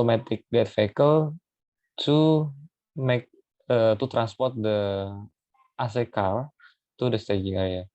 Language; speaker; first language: English; non-native, learner; Indonesian